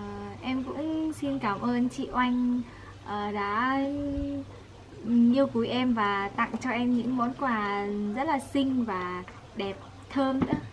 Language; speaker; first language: Vietnamese; non-native, local second language; Hmong